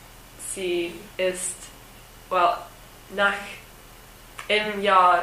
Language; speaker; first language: German; non-native, learner; English